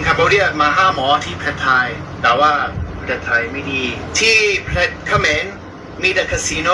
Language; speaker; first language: Thai; non-native, fluent; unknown